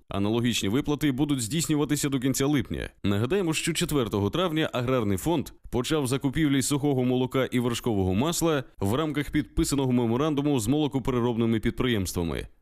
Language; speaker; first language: Ukrainian; native; Ukrainian